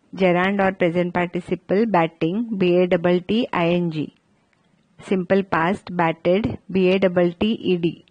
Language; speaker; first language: Hindi; non-native, local second language; Marathi